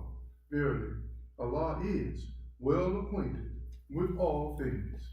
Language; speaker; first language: English; native; English